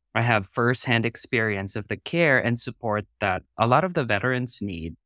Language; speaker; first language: English; non-native, local second language; Filipino